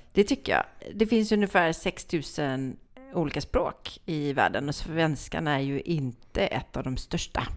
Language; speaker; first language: Swedish; native; Swedish